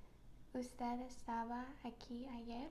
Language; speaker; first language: Spanish; non-native, learner; English